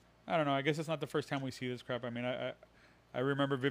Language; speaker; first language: English; early bilingual, other home language; Spanish